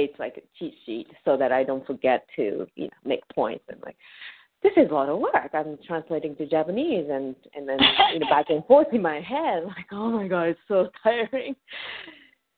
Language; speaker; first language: English; non-native, fluent; Japanese